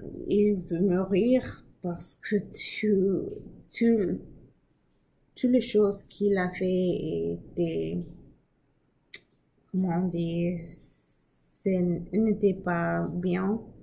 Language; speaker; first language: French; non-native, learner; English